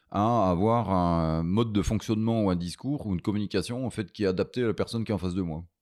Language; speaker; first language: French; native; French